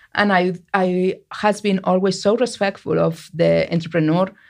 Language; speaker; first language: English; non-native, fluent; Spanish